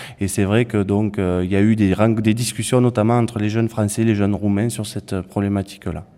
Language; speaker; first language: French; native; French